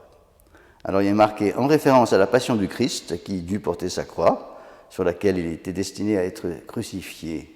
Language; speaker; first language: French; native; French